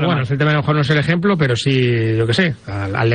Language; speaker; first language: Spanish; native; Spanish